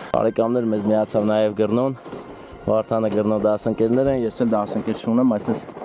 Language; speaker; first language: Armenian; native; Armenian